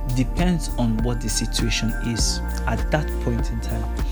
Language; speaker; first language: English; non-native, local second language; Yoruba